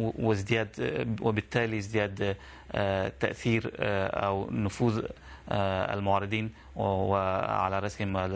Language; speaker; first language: Arabic; non-native, fluent; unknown